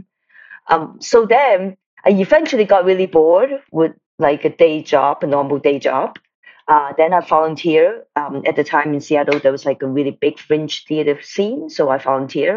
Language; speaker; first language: English; non-native, local second language; Cantonese